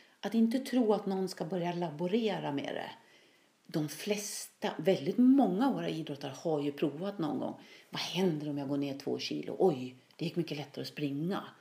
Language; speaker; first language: Swedish; native; Swedish